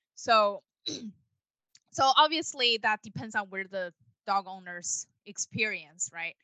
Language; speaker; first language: English; non-native, fluent; Chinese